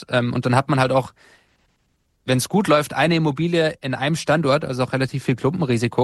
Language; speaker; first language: German; native; German